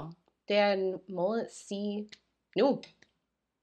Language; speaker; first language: Danish; non-native, learner; English